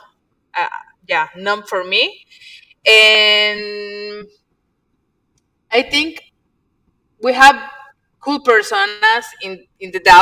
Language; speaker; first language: English; non-native, learner; Spanish